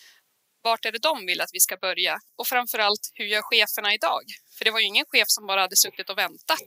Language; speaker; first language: Swedish; native; Swedish